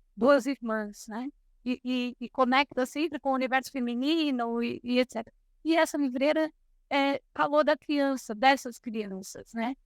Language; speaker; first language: Portuguese; native; Portuguese